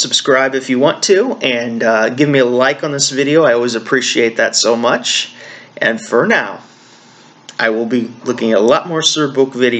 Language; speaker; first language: English; native; English